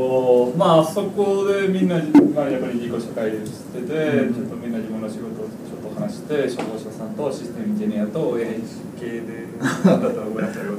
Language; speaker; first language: Japanese; non-native, fluent; Spanish